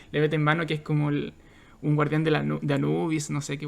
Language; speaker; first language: Spanish; native; Spanish